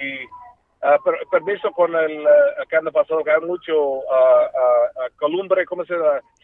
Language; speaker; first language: Spanish; early bilingual, heritage; Spanish